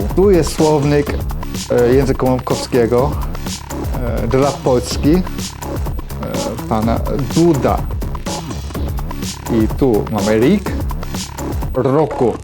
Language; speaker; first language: Polish; non-native, fluent; English